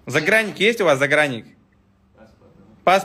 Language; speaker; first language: Russian; native; Russian